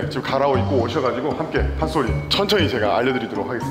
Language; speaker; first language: Korean; native; Korean